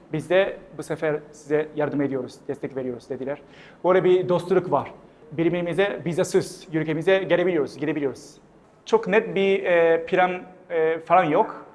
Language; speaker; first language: Turkish; non-native, fluent; Japanese